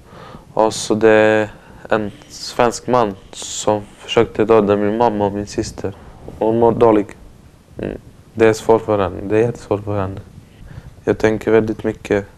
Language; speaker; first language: Swedish; early bilingual, other home language; Romany